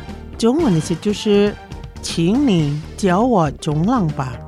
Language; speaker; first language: Chinese; non-native, fluent; Indonesian